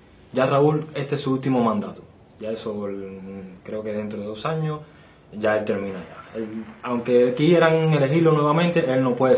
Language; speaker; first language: Spanish; native; Spanish